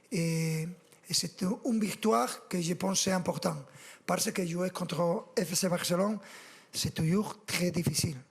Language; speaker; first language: French; non-native, fluent; Spanish